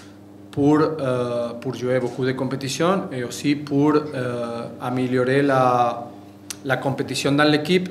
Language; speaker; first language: French; non-native, fluent; Spanish